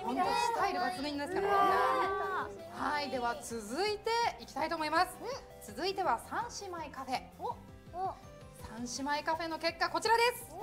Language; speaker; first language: Japanese; native; Japanese